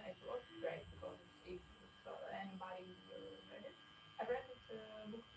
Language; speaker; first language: English; non-native, learner; Ukrainian